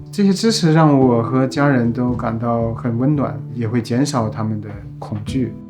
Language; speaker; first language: Chinese; native; Chinese